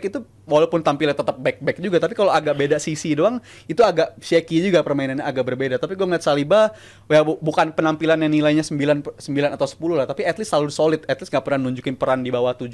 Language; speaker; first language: Indonesian; native; Indonesian